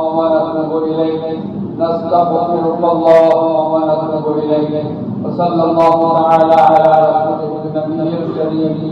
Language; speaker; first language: Arabic; non-native, fluent; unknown